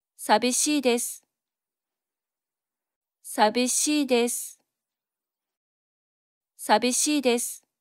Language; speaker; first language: Japanese; native; Japanese